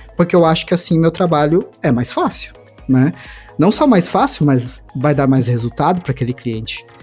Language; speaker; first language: Portuguese; native; Portuguese